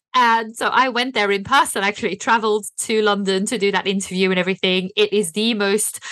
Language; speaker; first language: English; non-native, fluent; Dutch